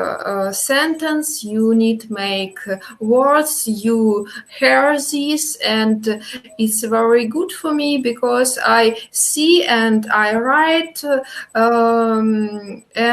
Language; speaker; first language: English; non-native, learner; Russian